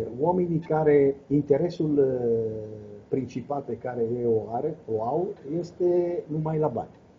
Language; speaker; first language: Romanian; non-native, fluent; Italian